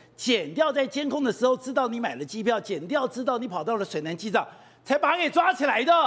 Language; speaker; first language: Chinese; native; Chinese